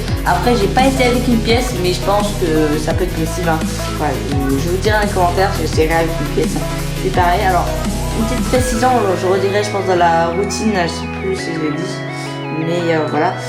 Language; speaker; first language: French; native; French